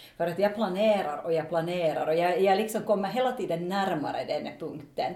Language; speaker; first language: Swedish; native; Swedish